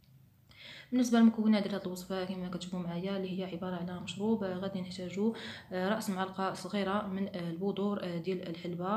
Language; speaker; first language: Arabic; native; Arabic